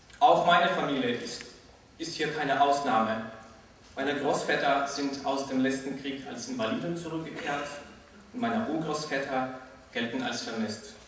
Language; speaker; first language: German; non-native, fluent; Russian